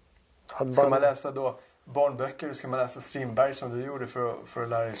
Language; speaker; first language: Swedish; native; Swedish